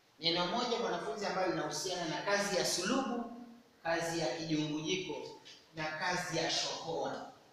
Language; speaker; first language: Swahili; non-native, local second language; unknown